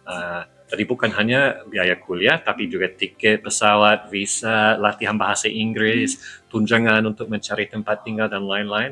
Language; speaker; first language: Indonesian; non-native, fluent; English